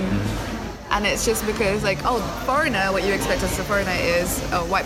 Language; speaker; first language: English; early bilingual, other home language; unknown